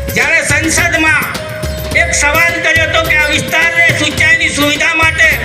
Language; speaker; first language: Gujarati; non-native, local second language; Rathawi